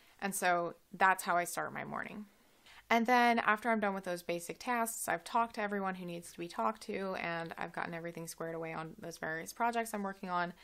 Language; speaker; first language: English; native; English